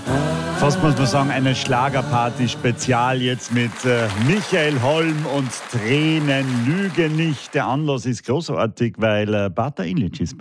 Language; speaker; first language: German; native; German